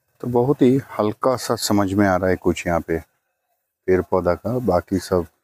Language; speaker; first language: Hindi; non-native, local second language; Bangla